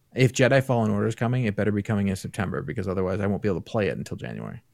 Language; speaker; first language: English; native; English